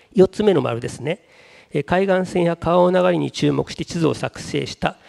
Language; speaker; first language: Japanese; native; Japanese